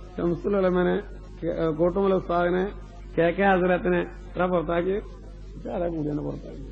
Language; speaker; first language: Malayalam; native; Malayalam